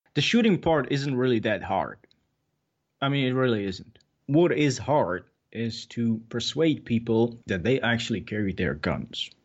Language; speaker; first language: English; non-native, fluent; Czech